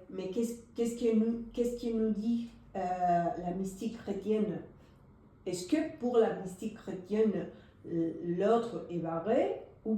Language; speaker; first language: French; non-native, fluent; Spanish